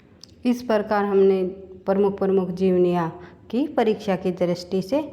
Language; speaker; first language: Hindi; native; Hindi